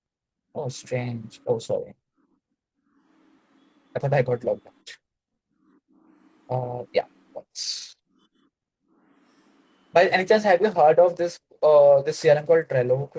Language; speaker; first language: English; non-native, local second language; Hindi